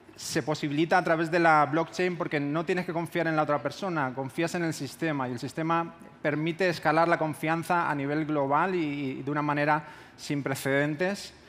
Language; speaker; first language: Spanish; native; Spanish